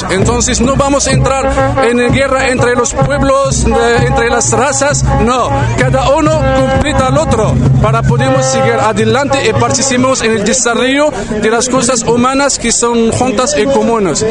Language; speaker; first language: Spanish; non-native, learner; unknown